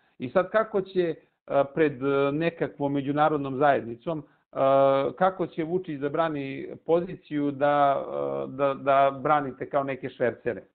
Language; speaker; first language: Serbian; native; Serbian